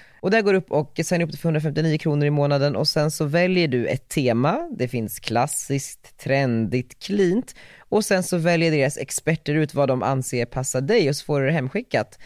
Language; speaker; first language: Swedish; native; Swedish